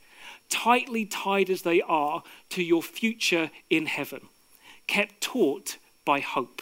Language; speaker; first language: English; native; English